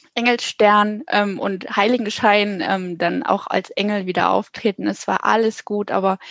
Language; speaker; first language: German; native; German